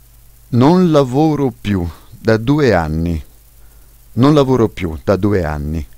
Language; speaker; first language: Italian; non-native, fluent; French